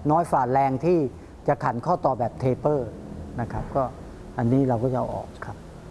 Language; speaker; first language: Thai; native; Thai